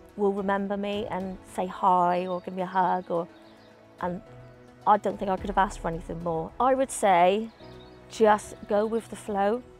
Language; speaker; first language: English; native; English